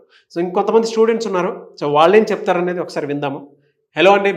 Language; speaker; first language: Telugu; native; Telugu